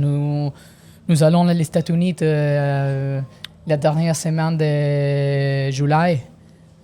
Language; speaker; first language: French; non-native, learner; Italian